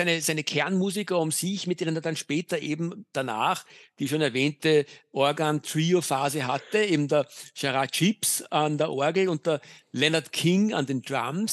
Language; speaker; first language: German; native; German